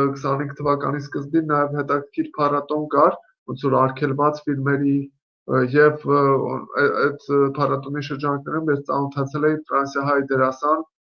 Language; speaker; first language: Armenian; native; Armenian